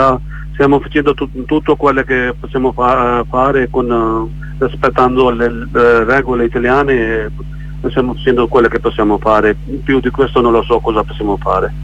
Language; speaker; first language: Italian; non-native, learner; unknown